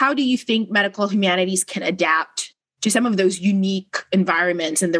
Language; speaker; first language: English; non-native, local second language; Filipino